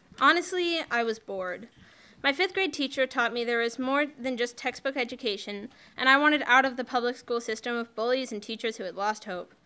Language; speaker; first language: English; native; English